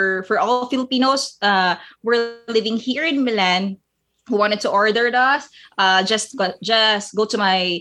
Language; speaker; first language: English; non-native, local second language; Filipino